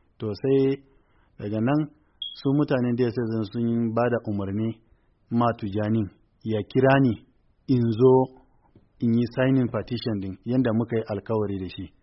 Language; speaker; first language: Hausa; non-native, local second language; Kanuri